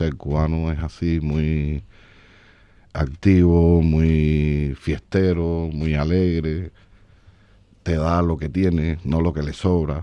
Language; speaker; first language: Spanish; native; Spanish